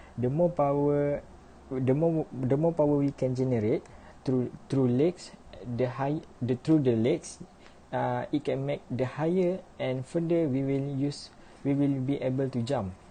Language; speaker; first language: English; non-native, learner; Malay